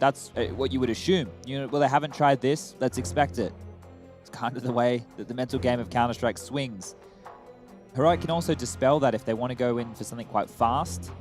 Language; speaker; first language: English; native; English